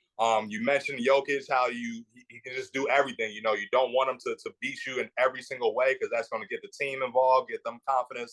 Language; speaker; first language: English; native; English